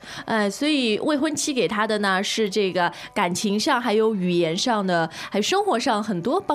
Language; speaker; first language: Chinese; native; Chinese